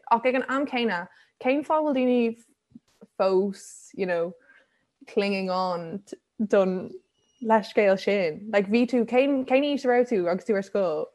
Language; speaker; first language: Irish; non-native, local second language; English